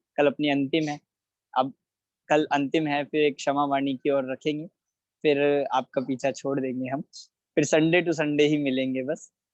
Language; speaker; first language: Hindi; native; Hindi